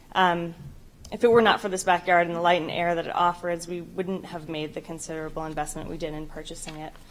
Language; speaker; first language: English; native; English